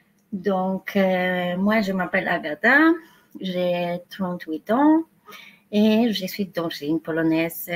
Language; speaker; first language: French; non-native, fluent; Polish